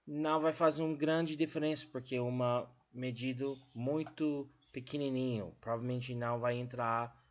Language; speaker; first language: Portuguese; non-native, learner; English